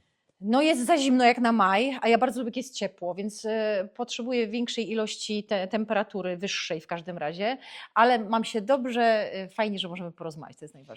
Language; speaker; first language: Polish; native; Polish